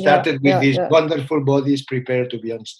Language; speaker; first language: English; non-native, fluent; Spanish